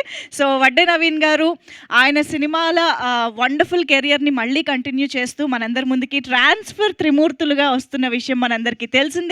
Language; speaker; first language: Telugu; native; Telugu